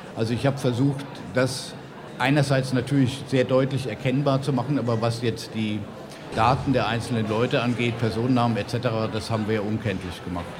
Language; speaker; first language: German; native; German